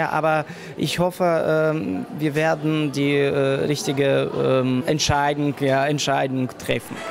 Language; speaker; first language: German; non-native, fluent; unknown